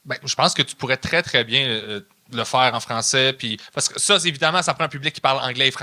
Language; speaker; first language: French; native; French